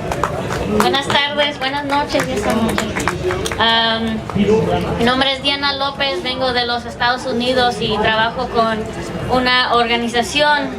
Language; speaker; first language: Spanish; early bilingual, heritage; English